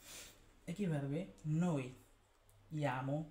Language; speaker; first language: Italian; non-native, learner; Bangla